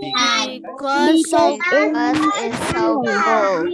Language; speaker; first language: English; non-native, learner; Indonesian